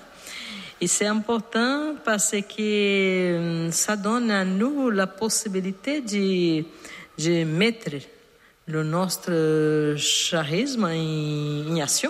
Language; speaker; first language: French; non-native, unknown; Portuguese